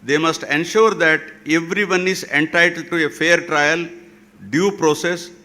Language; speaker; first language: English; non-native, local second language; Kannada